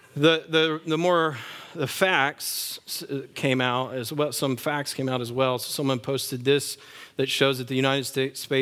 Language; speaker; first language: English; native; English